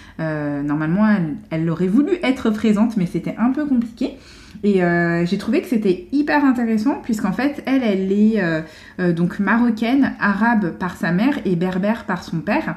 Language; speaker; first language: French; native; French